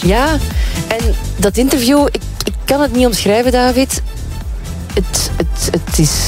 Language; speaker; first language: Dutch; native; Dutch